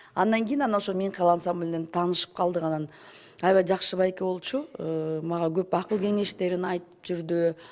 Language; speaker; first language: Kyrgyz; native; Kyrgyz